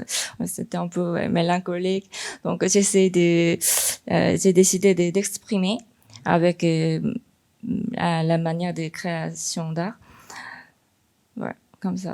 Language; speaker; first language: French; non-native, fluent; Korean